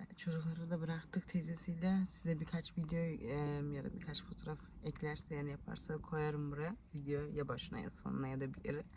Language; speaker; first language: Turkish; early bilingual, heritage; Turkish